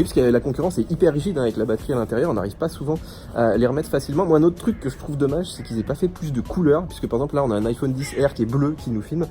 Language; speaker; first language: French; native; French